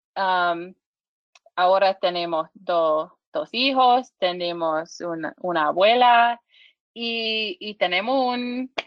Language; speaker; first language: Spanish; non-native, learner; English